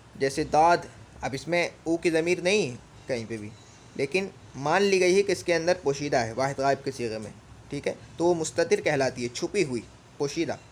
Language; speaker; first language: Urdu; native; Urdu